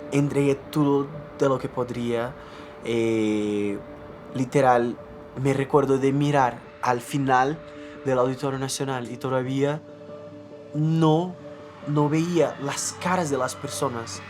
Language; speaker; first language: Spanish; non-native, fluent; Portuguese